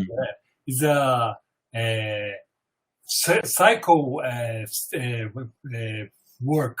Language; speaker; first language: English; non-native, fluent; Portuguese